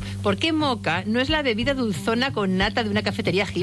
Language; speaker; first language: Spanish; native; Spanish